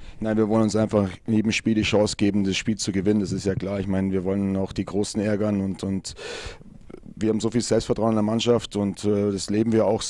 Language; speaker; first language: German; native; German